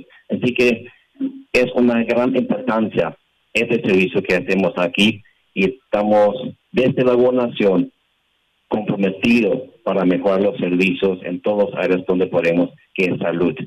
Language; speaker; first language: Spanish; non-native, local second language; Portuguese